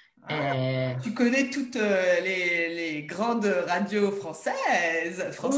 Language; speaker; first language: French; native; French